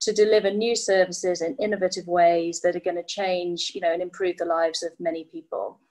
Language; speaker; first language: English; native; English